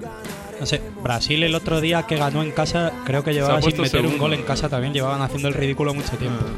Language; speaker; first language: Spanish; native; Spanish